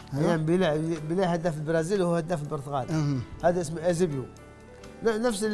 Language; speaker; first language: Arabic; native; Arabic